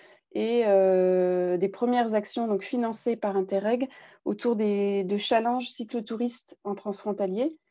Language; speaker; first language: French; native; French